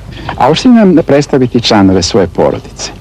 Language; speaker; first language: Bosnian; native; Bosnian